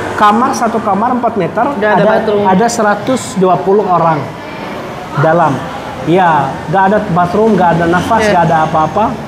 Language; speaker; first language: Indonesian; non-native, fluent; Arabic